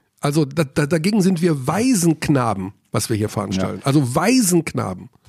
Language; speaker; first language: German; native; German